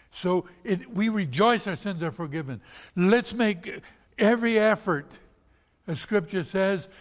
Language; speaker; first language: English; non-native, fluent; Portuguese